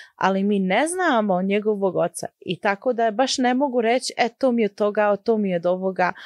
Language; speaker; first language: Croatian; early bilingual, heritage; Bosnian